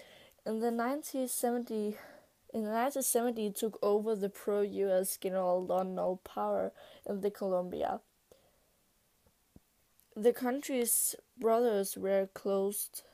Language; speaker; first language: English; non-native, learner; Danish